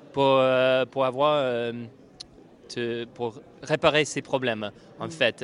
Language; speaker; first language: French; non-native, fluent; English